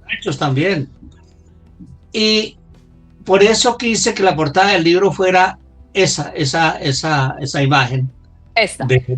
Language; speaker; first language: Spanish; native; Spanish